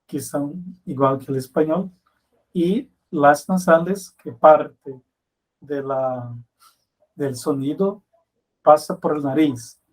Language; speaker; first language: Spanish; non-native, fluent; Portuguese